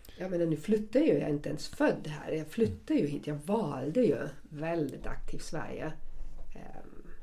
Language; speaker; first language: Swedish; non-native, fluent; German